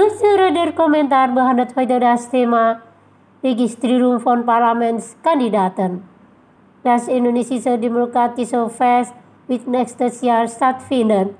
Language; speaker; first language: German; non-native, fluent; Indonesian